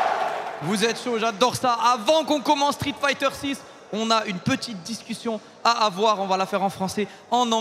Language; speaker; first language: French; native; French